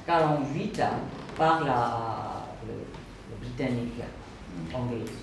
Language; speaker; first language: French; non-native, learner; Burmese